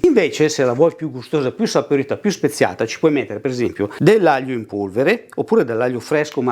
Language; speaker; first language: Italian; native; Italian